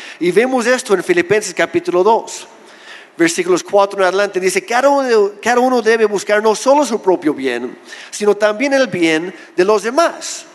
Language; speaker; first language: Spanish; non-native, fluent; English